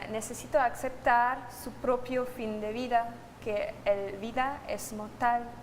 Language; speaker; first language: Spanish; non-native, fluent; German